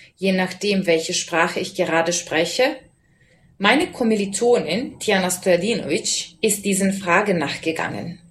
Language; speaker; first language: German; non-native, fluent; Serbian